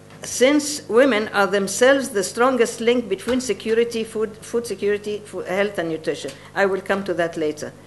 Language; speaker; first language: English; non-native, fluent; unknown